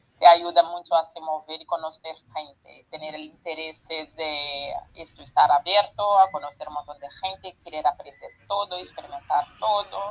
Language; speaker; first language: Spanish; non-native, fluent; Portuguese